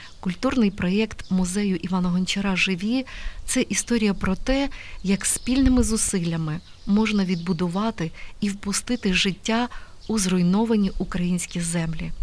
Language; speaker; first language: Ukrainian; native; Ukrainian